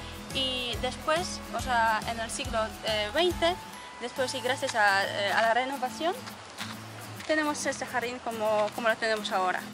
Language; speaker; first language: Spanish; non-native, fluent; Polish